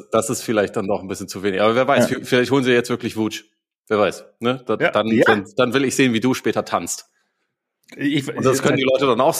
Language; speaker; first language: German; native; German